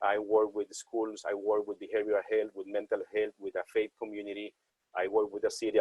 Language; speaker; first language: English; non-native, fluent; Spanish